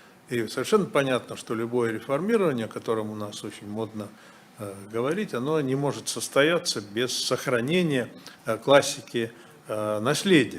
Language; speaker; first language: Russian; native; Russian